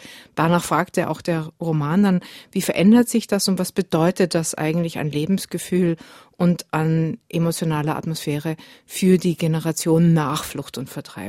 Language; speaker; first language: German; native; German